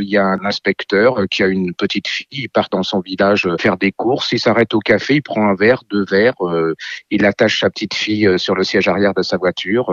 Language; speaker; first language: French; native; French